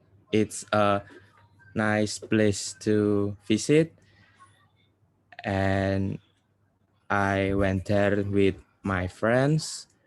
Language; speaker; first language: English; non-native, learner; Indonesian